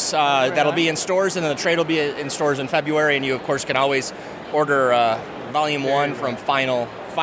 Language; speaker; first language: English; native; English